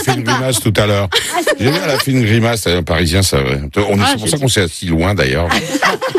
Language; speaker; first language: French; native; French